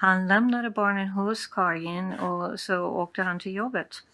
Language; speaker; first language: Swedish; non-native, fluent; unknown